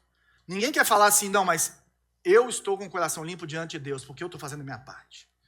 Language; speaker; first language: Portuguese; native; Portuguese